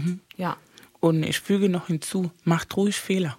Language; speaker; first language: German; non-native, fluent; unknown